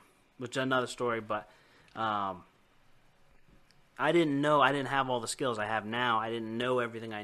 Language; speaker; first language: English; native; English